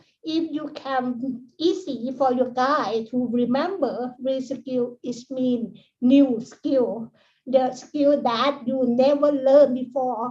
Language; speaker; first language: English; non-native, learner; Thai